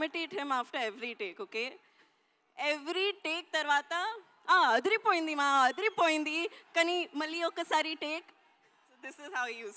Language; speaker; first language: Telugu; non-native, learner; Hindi